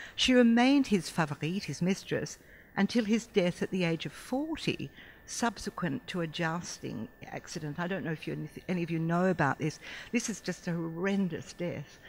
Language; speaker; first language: English; native; English